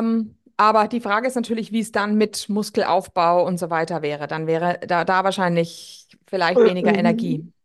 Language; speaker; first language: German; native; German